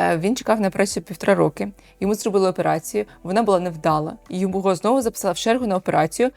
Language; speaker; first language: Ukrainian; native; Ukrainian